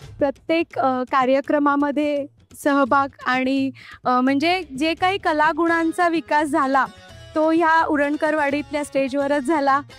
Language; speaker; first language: Marathi; native; Marathi